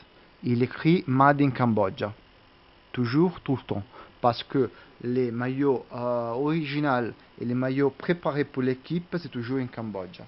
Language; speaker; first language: French; non-native, learner; Italian